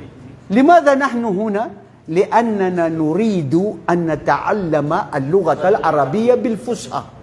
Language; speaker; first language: Arabic; non-native, fluent; Filipino